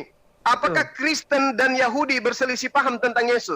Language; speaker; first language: Indonesian; native; Indonesian